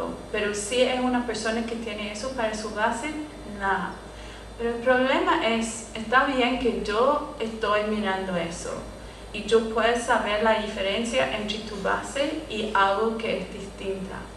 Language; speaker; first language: Spanish; non-native, fluent; English